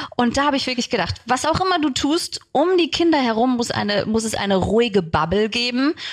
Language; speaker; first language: German; early bilingual, other home language; Turkish